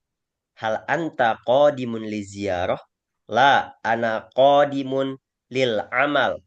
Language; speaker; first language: Arabic; non-native, fluent; Indonesian